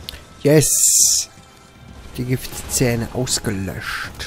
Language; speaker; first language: German; native; German